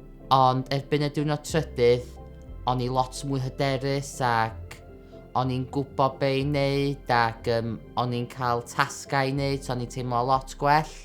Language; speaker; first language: Welsh; native; Welsh